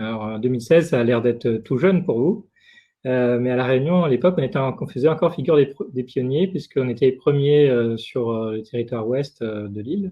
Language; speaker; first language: French; native; French